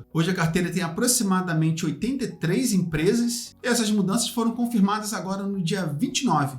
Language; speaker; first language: Portuguese; native; Portuguese